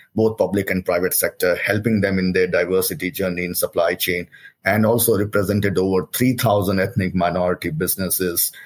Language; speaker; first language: English; non-native, local second language; Hindi